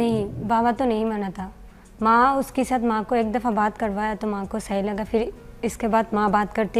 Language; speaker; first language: Hindi; non-native, learner; Bangla